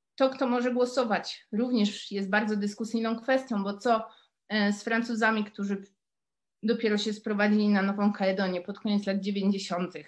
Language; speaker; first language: Polish; native; Polish